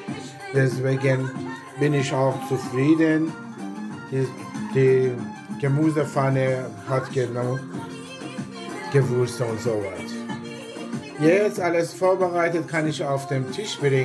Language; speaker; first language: German; non-native, learner; Persian